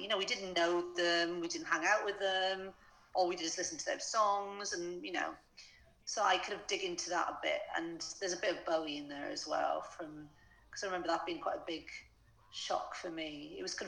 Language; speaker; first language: English; native; English